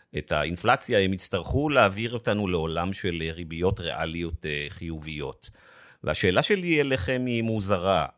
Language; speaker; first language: Hebrew; native; Hebrew